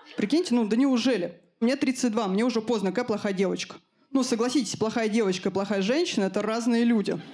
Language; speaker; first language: Russian; native; Russian